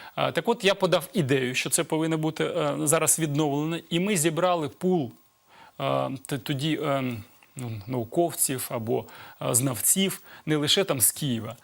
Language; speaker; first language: Ukrainian; native; Ukrainian